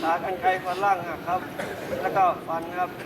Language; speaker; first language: Thai; native; Thai